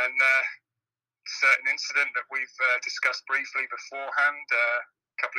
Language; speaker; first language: English; native; English